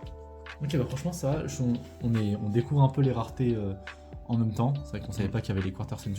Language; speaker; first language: French; native; French